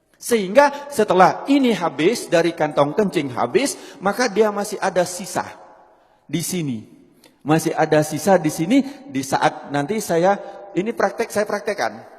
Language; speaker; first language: Indonesian; non-native, local second language; Javanese